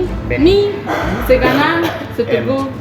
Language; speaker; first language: French; non-native, learner; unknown